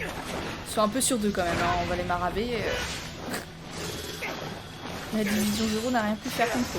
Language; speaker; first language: French; native; French